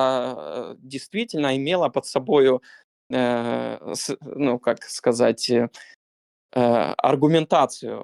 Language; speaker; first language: Russian; native; Russian